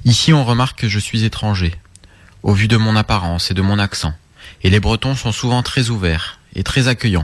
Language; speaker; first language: French; non-native, fluent; English